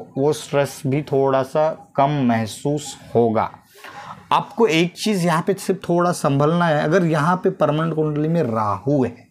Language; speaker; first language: Hindi; non-native, local second language; Marathi